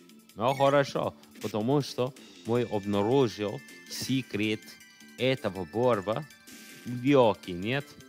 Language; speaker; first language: Russian; non-native, learner; English